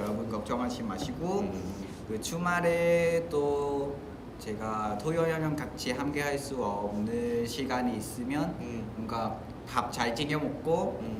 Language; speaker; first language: Korean; non-native, fluent; Vietnamese